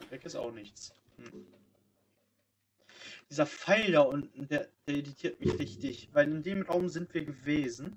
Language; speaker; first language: German; native; German